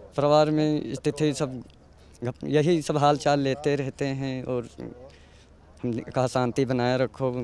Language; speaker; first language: Hindi; native; Hindi